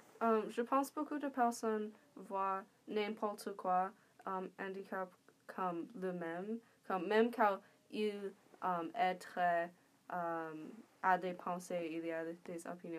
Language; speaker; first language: French; non-native, learner; English